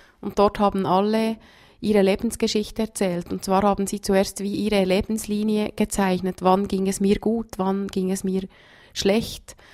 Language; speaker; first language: German; native; German